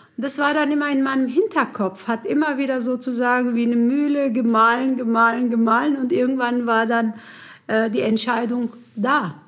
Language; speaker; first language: German; non-native, fluent; Kurdish